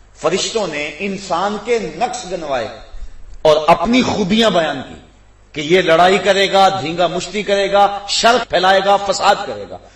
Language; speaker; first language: Urdu; non-native, local second language; Punjabi